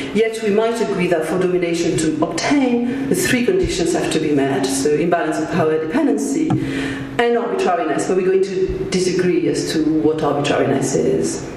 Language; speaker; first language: English; non-native, fluent; French